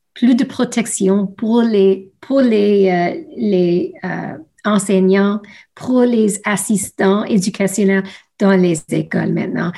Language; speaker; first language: French; non-native, learner; English